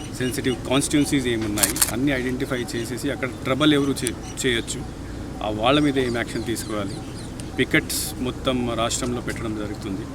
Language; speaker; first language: Telugu; non-native, fluent; Hindi